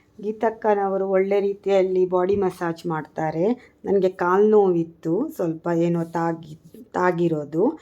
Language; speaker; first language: Kannada; non-native, local second language; Tulu